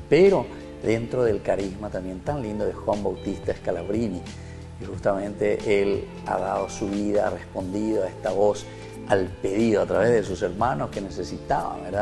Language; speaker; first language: Spanish; native; Spanish